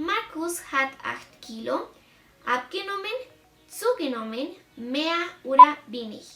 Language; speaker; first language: German; non-native, fluent; Spanish